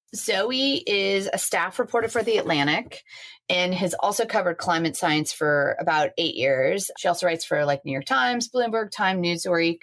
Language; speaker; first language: English; native; English